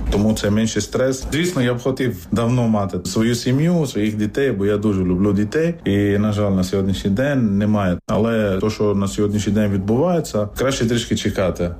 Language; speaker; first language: Ukrainian; non-native, fluent; Arabic